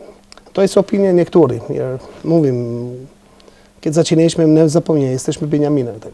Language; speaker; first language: Polish; non-native, fluent; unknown